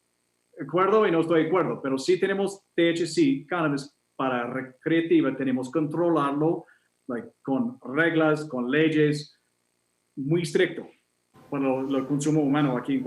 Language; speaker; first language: Spanish; non-native, fluent; English